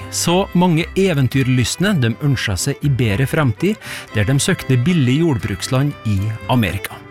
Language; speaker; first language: Norwegian; native; Norwegian